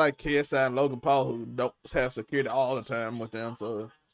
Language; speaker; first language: English; native; English